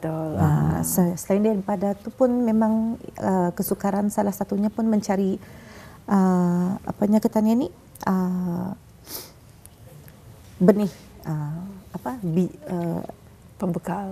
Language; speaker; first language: Malay; native; Malay